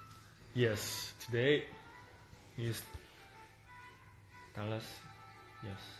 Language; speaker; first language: English; non-native, learner; Korean